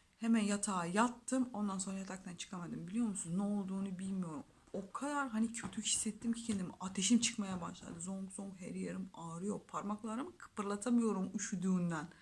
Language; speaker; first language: Turkish; non-native, fluent; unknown